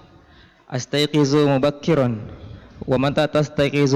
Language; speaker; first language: Arabic; non-native, learner; Indonesian